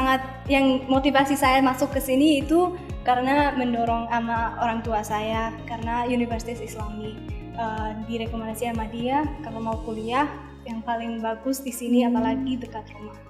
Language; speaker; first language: Indonesian; non-native, fluent; Persian